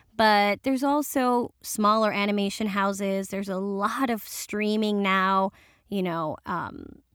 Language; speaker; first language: English; early bilingual, other home language; Spanish